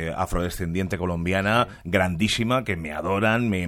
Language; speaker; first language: Spanish; early bilingual, other home language; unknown